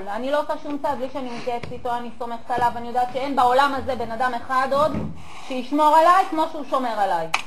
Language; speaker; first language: Hebrew; native; Hebrew